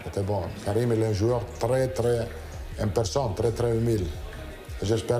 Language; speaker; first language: French; non-native, learner; Italian